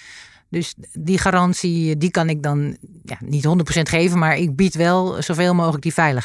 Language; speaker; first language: Dutch; native; Dutch